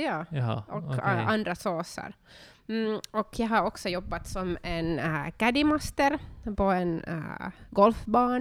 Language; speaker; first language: Swedish; non-native, local second language; Finnish